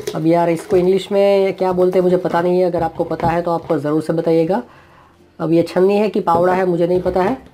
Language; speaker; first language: Hindi; non-native, local second language; Gujarati